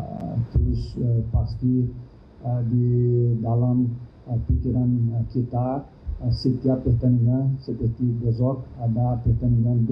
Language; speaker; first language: Indonesian; non-native, fluent; Thai